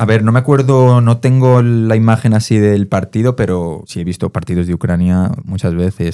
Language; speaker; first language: Spanish; native; Spanish